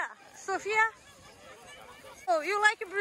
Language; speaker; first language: English; non-native, fluent; Portuguese